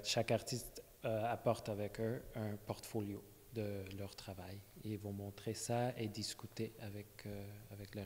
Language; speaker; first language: French; non-native, fluent; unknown